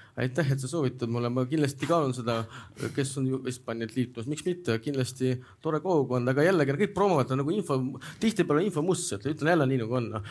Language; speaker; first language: Estonian; non-native, local second language; Russian